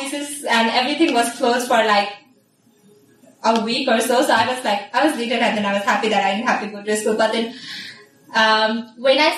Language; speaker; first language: English; non-native, fluent; Nepali